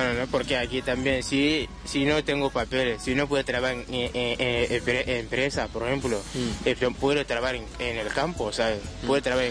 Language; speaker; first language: Spanish; non-native, learner; Wolof